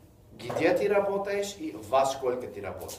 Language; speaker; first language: Russian; non-native, fluent; English